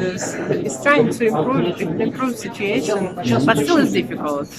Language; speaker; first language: English; non-native, fluent; Russian